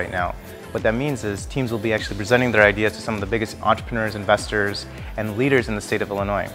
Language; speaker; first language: English; native; English